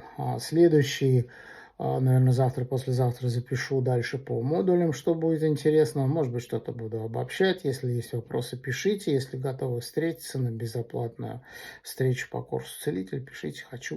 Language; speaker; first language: Russian; native; Russian